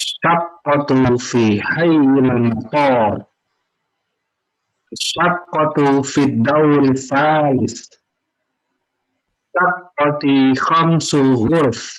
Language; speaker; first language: Arabic; non-native, learner; Indonesian